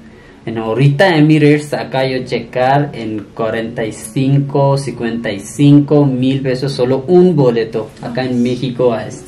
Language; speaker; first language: Spanish; non-native, learner; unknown